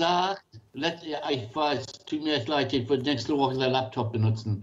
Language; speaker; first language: German; non-native, learner; English